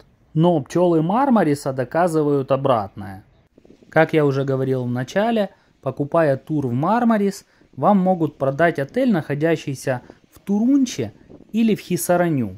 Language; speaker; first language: Russian; native; Russian